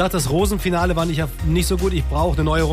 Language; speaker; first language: German; native; German